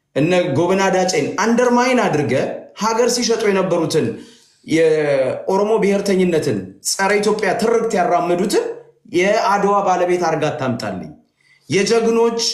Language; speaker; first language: Amharic; native; Amharic